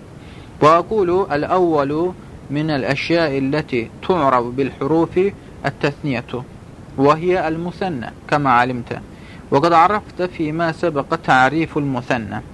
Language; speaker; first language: Arabic; non-native, fluent; Azerbaijani